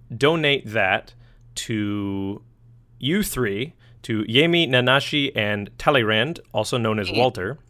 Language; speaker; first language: English; native; English